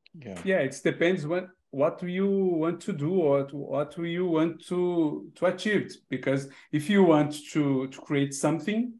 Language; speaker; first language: English; non-native, learner; Portuguese